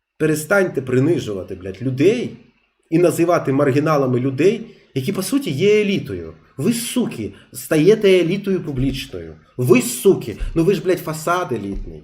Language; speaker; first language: Ukrainian; non-native, local second language; Russian